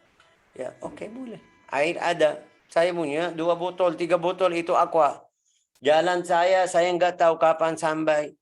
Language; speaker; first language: Indonesian; non-native, fluent; Arabic